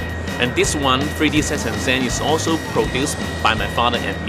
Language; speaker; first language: English; non-native, local second language; Cantonese